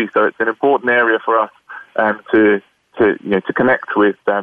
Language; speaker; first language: English; native; English